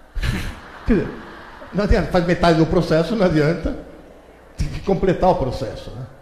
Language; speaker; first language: Portuguese; early bilingual, other home language; Italian